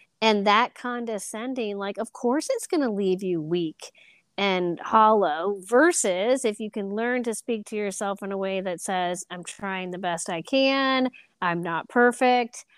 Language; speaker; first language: English; native; English